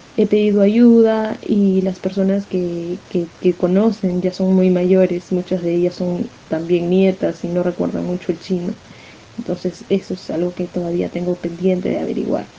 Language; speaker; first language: Spanish; native; Spanish